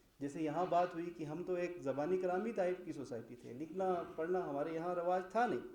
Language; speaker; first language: Urdu; non-native, local second language; Shina